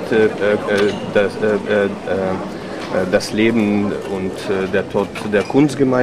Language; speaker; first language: German; non-native, fluent; Russian